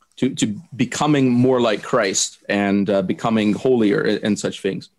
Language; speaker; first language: English; non-native, fluent; German